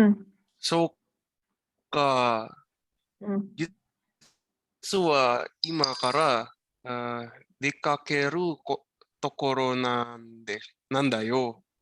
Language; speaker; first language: Japanese; non-native, learner; Indonesian